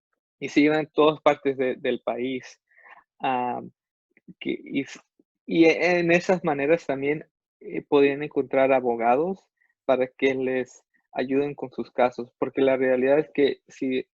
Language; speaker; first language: Spanish; non-native, fluent; English